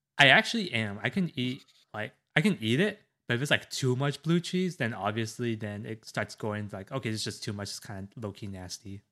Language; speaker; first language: English; native; English